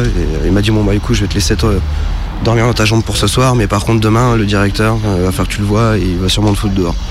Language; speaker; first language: French; native; French